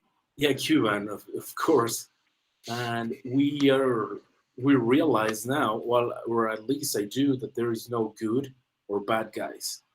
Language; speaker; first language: English; non-native, fluent; Spanish